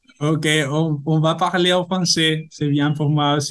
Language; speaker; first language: French; non-native, learner; Spanish